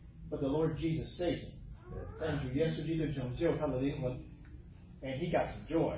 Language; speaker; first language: English; native; English